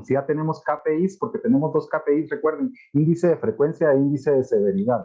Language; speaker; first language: Spanish; native; Spanish